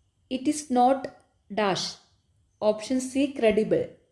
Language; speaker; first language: English; non-native, local second language; Malayalam